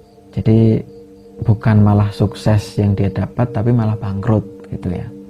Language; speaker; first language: Indonesian; native; Indonesian